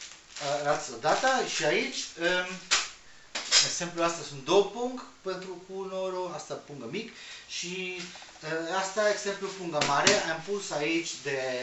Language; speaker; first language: Romanian; non-native, learner; Spanish